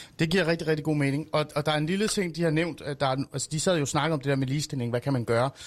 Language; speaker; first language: Danish; early bilingual, other home language; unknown